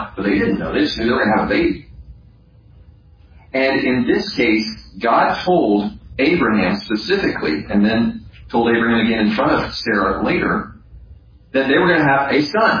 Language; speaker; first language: English; native; English